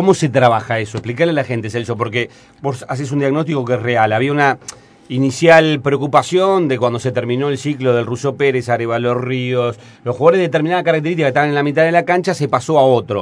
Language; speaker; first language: Spanish; native; Spanish